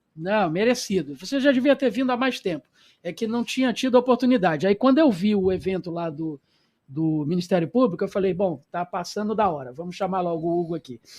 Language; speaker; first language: Portuguese; native; Portuguese